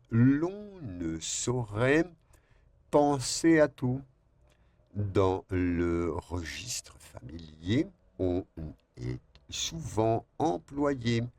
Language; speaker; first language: French; non-native, fluent; Spanish